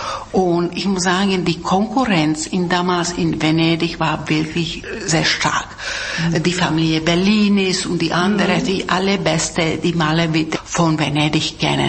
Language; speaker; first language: German; non-native, fluent; Czech